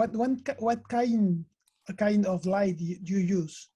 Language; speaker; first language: English; non-native, learner; Spanish